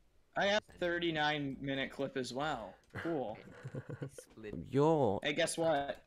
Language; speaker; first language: English; native; English